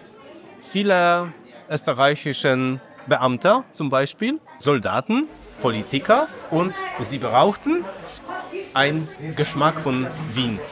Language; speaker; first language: German; non-native, fluent; Polish